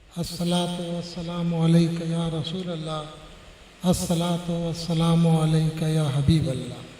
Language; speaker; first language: Urdu; non-native, local second language; Pashto